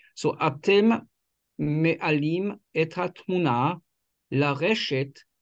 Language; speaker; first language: Hebrew; non-native, learner; English